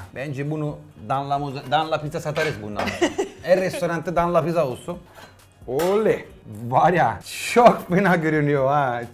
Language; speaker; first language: Turkish; non-native, fluent; Italian